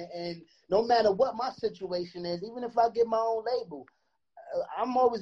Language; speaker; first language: English; native; English